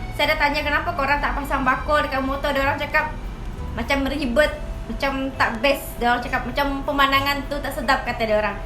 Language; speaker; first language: Malay; native; Malay